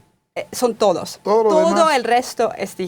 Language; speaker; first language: Spanish; non-native, fluent; Estonian